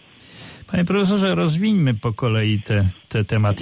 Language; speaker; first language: Polish; native; Polish